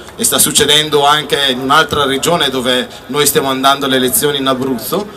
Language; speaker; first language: Italian; native; Italian